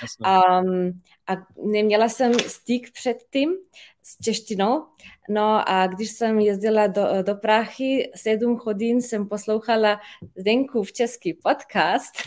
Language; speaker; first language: Czech; non-native, fluent; Slovenian